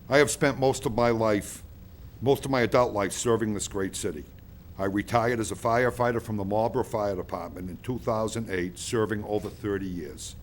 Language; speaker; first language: English; native; English